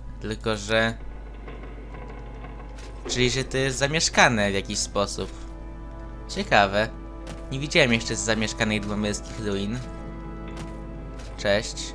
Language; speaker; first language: Polish; native; Polish